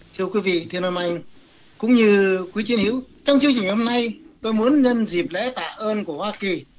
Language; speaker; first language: Vietnamese; native; Vietnamese